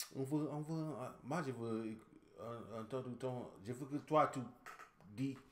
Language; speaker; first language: French; non-native, fluent; English